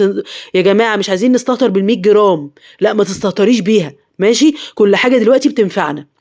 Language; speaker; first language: Arabic; native; Arabic